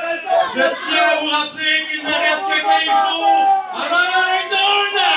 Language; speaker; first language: French; native; French